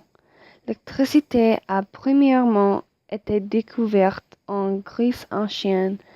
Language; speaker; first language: French; non-native, learner; English